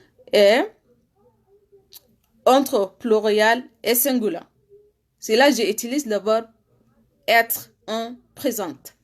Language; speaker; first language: French; non-native, learner; Arabic